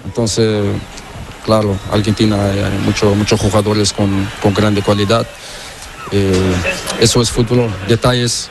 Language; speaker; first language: Spanish; non-native, learner; Portuguese